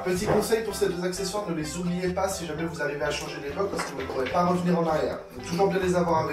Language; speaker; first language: French; native; French